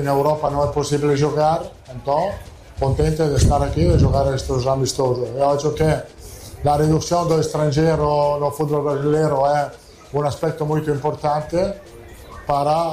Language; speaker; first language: Portuguese; non-native, fluent; Italian